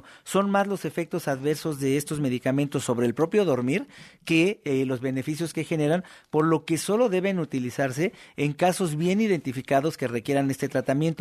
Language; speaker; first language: Spanish; native; Spanish